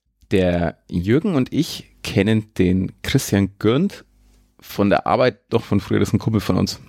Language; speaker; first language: German; native; German